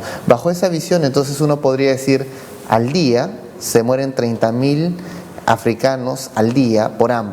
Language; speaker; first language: Spanish; native; Spanish